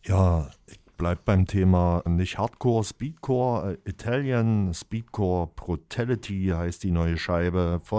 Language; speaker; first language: German; native; German